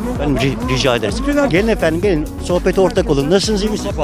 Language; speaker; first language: Turkish; native; Turkish